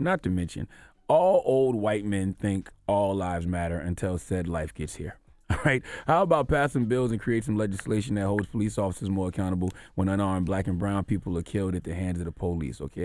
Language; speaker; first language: English; native; English